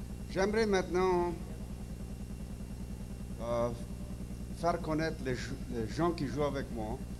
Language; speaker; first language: French; early bilingual, heritage; French